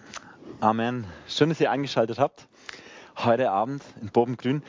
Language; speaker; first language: German; native; German